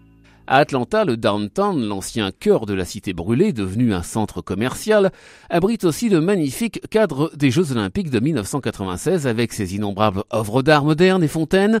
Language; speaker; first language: French; native; French